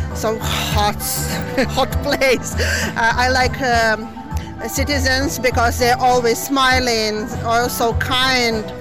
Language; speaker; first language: English; non-native, learner; Ukrainian